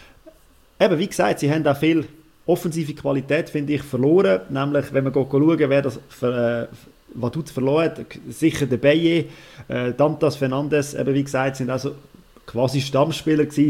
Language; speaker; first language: German; native; German